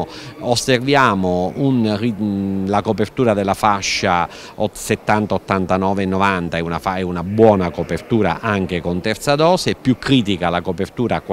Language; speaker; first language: Italian; native; Italian